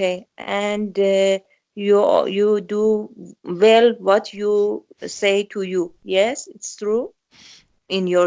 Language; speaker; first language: English; non-native, learner; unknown